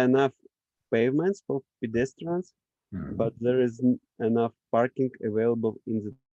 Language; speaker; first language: English; non-native, learner; Russian